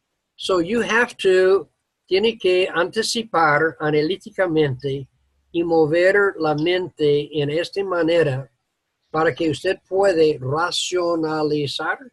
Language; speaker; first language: Spanish; non-native, learner; English